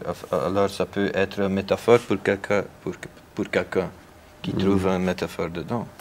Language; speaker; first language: French; non-native, local second language; Dutch